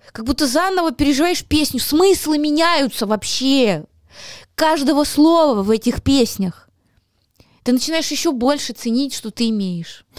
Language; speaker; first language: Russian; native; Russian